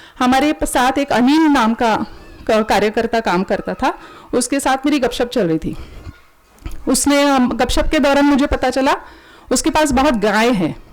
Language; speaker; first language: Hindi; non-native, local second language; Marathi